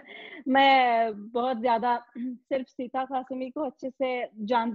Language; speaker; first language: Hindi; non-native, fluent; Pashto